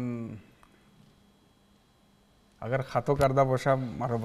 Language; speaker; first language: Persian; non-native, learner; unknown